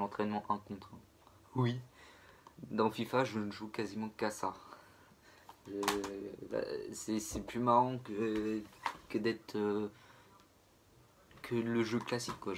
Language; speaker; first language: French; native; French